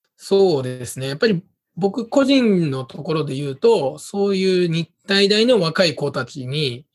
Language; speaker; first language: Japanese; native; Japanese